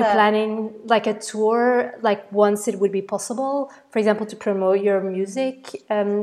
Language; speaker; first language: English; non-native, fluent; Dutch